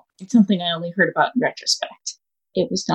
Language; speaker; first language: English; native; English